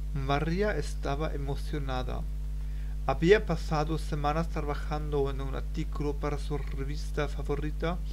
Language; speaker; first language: Spanish; non-native, learner; German